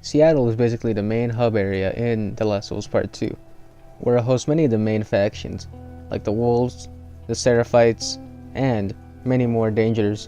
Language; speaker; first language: English; native; English